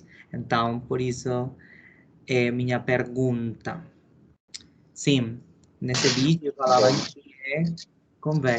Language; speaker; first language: Portuguese; non-native, learner; Spanish